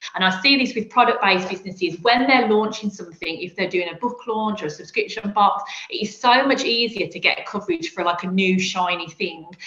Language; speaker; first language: English; native; English